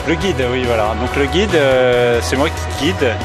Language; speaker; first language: French; native; French